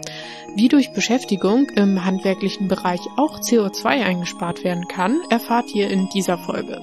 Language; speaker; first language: German; native; German